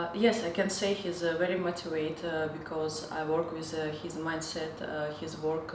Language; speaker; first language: English; non-native, fluent; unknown